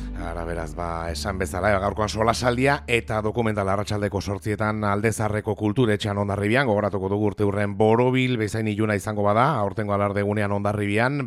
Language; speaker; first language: Basque; native; Basque